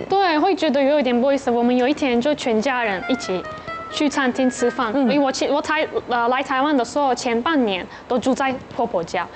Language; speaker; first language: Chinese; non-native, fluent; Turkish